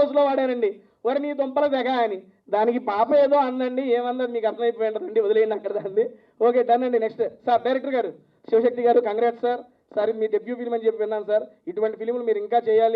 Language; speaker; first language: Telugu; native; Telugu